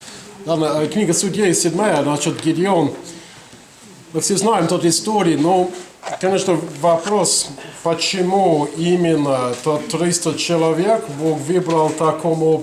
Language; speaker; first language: Russian; non-native, fluent; English